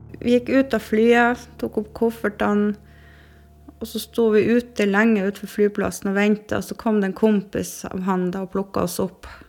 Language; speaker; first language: Norwegian; native; Norwegian